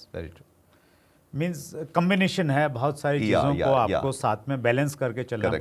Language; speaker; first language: Hindi; native; Hindi